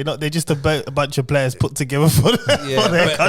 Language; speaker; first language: English; native; English